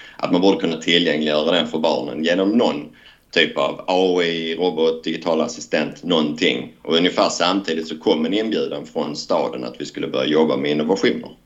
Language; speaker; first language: Swedish; native; Swedish